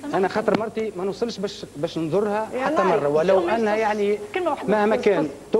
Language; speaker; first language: Arabic; native; Arabic